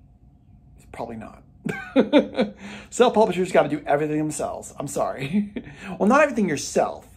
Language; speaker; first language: English; native; English